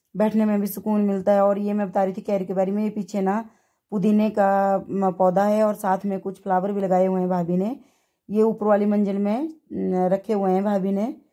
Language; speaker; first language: Hindi; native; Hindi